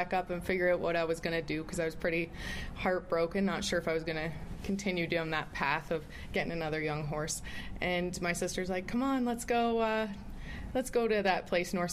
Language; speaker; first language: English; native; English